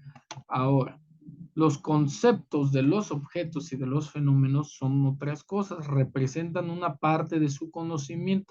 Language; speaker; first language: Spanish; native; Spanish